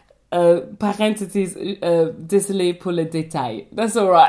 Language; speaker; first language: French; non-native, learner; English